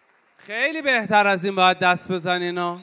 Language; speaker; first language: Persian; native; Persian